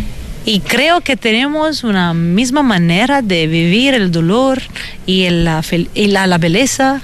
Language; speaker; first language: Spanish; non-native, fluent; Italian